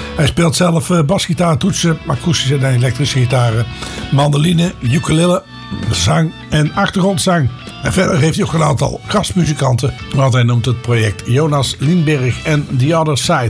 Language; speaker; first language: Dutch; native; Dutch